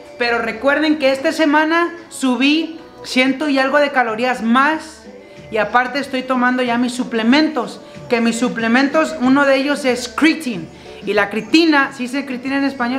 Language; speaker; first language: Spanish; native; Spanish